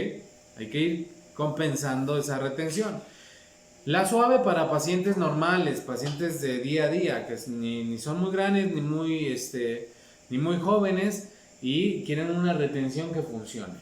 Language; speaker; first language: Spanish; native; Spanish